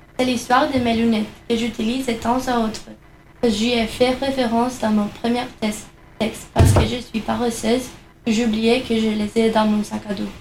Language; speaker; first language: French; non-native, learner; Spanish